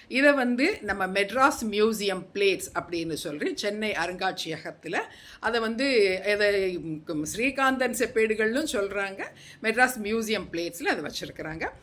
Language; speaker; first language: Tamil; non-native, local second language; Telugu